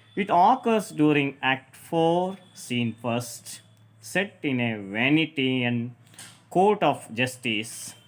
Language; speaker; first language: English; non-native, local second language; Kannada